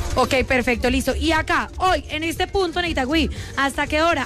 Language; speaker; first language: Spanish; native; Spanish